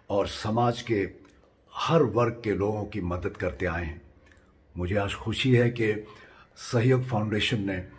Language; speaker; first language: Hindi; non-native, local second language; Marathi